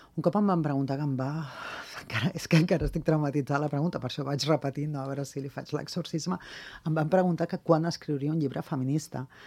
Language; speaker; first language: Catalan; non-native, local second language; Spanish